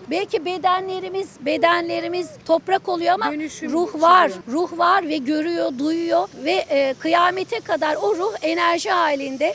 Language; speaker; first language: Turkish; native; Turkish